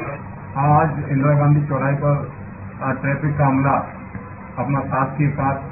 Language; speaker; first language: Hindi; native; Hindi